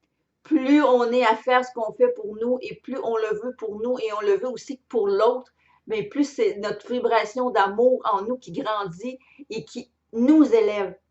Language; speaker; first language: French; native; French